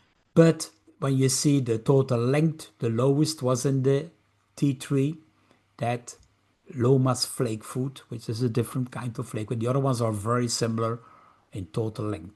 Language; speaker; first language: English; non-native, fluent; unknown